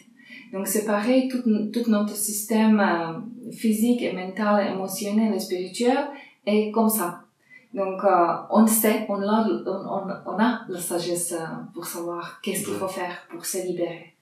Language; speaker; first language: French; non-native, fluent; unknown